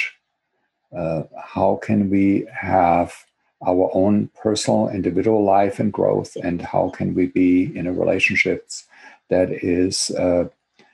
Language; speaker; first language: English; non-native, fluent; German